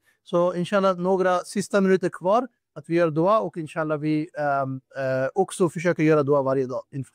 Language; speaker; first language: Swedish; non-native, fluent; Urdu